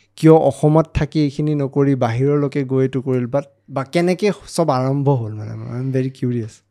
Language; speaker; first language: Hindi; non-native, local second language; Assamese